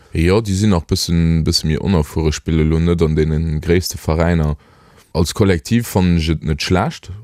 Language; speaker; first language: Luxembourgish; native; Luxembourgish